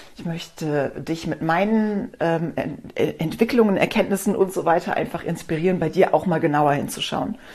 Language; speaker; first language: German; native; German